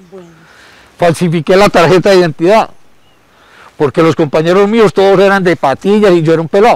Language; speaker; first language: Spanish; native; Spanish